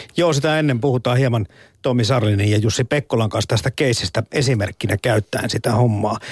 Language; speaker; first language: Finnish; native; Finnish